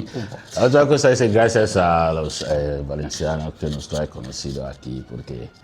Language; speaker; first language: Spanish; non-native, learner; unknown